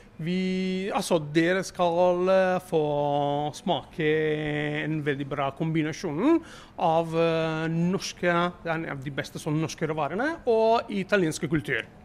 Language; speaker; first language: Norwegian; non-native, learner; Italian